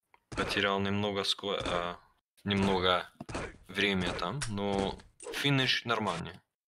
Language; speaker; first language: Russian; non-native, learner; English